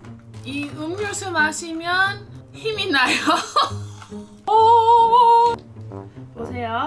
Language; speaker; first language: Korean; non-native, learner; English